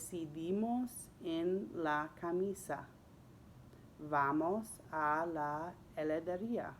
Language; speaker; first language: Spanish; non-native, fluent; English